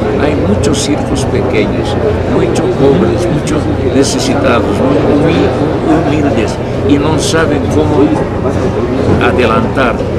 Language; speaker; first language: Spanish; non-native, fluent; Hungarian